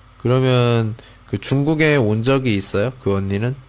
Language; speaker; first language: Korean; native; Korean